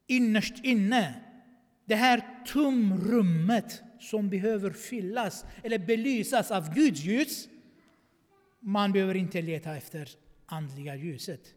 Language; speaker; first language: Swedish; non-native, fluent; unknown